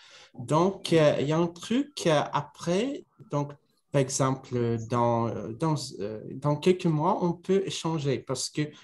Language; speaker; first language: French; non-native, fluent; Russian